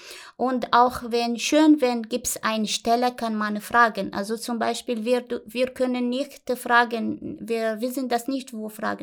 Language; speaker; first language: German; non-native, learner; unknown